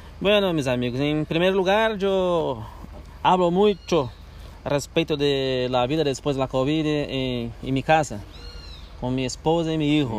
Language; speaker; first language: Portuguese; non-native, learner; Spanish